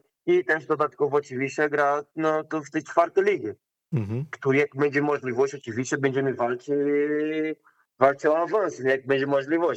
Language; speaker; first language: Polish; non-native, learner; Portuguese